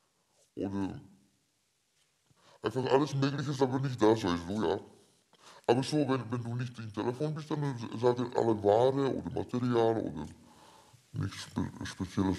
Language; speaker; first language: German; non-native, fluent; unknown